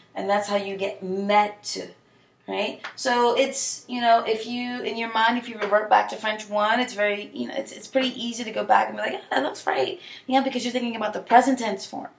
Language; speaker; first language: English; native; English